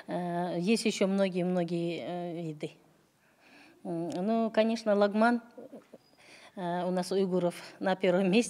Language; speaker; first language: Russian; non-native, local second language; Uyghur